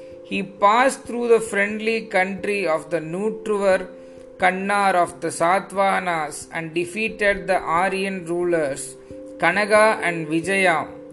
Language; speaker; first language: English; non-native, local second language; Tamil